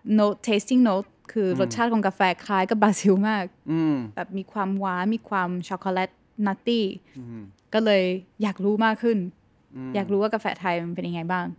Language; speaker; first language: Thai; non-native, fluent; Portuguese